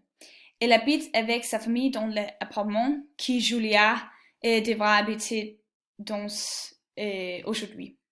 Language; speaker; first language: French; non-native, learner; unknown